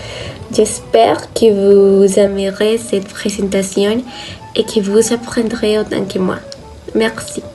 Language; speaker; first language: French; non-native, learner; Spanish